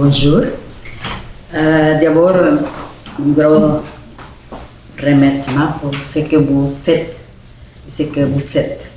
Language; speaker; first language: French; non-native, fluent; Spanish